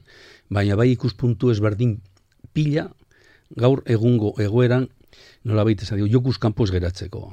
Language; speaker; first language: Basque; non-native, local second language; Spanish